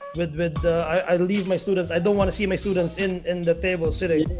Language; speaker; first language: English; non-native, local second language; Cebuano